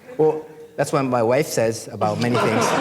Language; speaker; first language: English; non-native, fluent; Spanish